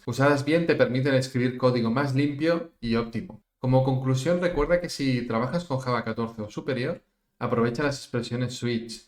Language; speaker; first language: Spanish; native; Spanish